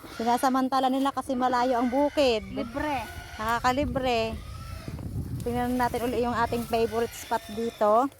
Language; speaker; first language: Filipino; native; Filipino